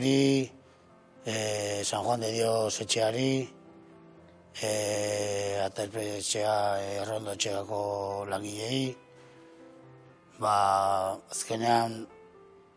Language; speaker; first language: Basque; native; Basque